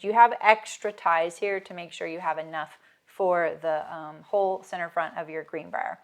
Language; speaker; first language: English; native; English